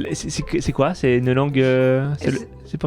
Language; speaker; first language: French; native; French